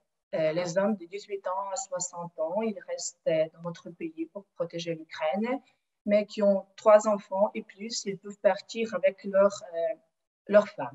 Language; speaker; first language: French; non-native, fluent; Ukrainian